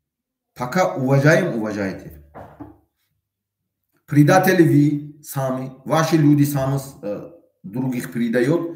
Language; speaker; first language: Russian; non-native, fluent; Tajik